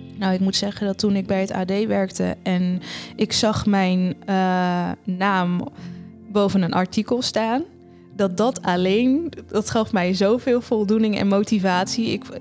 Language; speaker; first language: Dutch; early bilingual, other home language; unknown